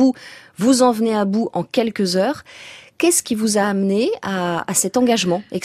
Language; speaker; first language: French; native; French